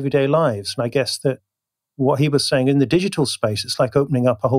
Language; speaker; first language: English; native; English